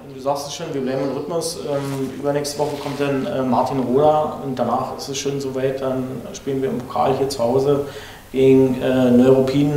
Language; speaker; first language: German; native; German